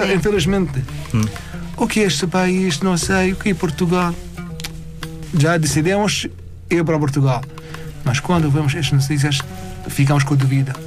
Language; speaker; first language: Portuguese; non-native, fluent; Arabic